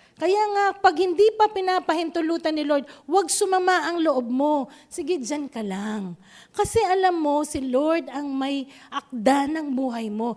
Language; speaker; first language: Filipino; non-native, local second language; Pampanga